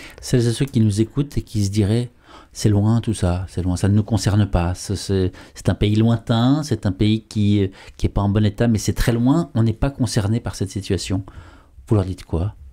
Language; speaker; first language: French; native; French